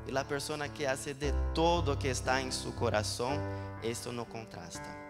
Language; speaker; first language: Spanish; non-native, learner; Portuguese